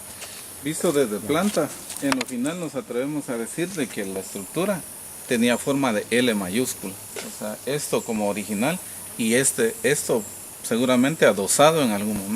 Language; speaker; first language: Spanish; native; Spanish